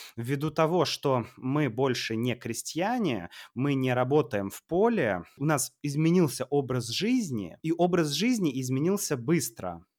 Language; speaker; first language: Russian; native; Russian